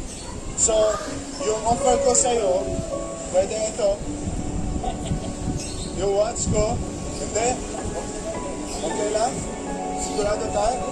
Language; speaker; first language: Filipino; non-native, learner; Arabic